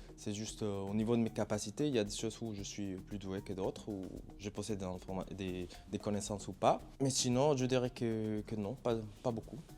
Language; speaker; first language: French; non-native, fluent; Spanish